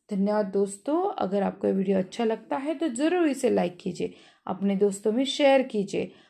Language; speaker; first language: Hindi; non-native, local second language; Marathi